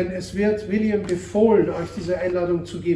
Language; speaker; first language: German; native; German